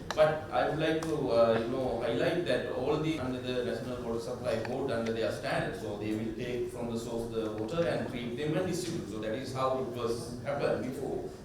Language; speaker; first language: English; non-native, local second language; Sinhala